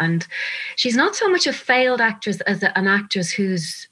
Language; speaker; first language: English; native; English